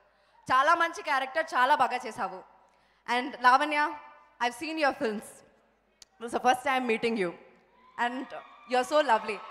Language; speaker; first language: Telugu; non-native, local second language; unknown